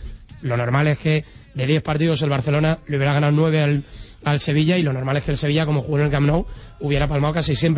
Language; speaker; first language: Spanish; native; Spanish